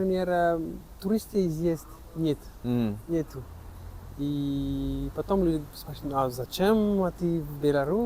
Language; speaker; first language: Russian; non-native, learner; French